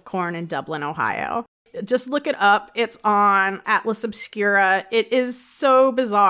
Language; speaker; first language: English; native; English